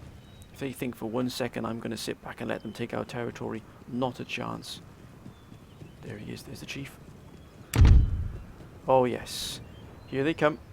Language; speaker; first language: English; native; English